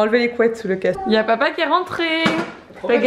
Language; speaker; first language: French; native; French